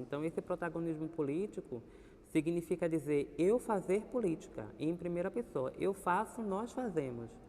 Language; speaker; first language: Portuguese; native; Portuguese